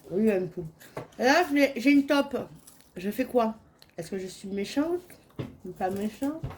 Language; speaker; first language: French; native; French